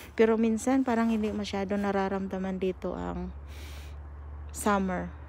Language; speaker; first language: Filipino; non-native, local second language; Cebuano